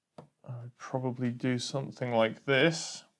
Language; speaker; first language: English; native; English